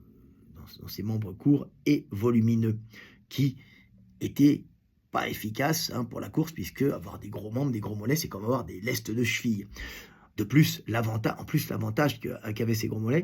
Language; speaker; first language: French; native; French